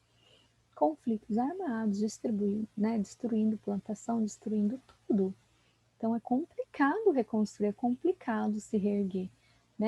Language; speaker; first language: Portuguese; native; Portuguese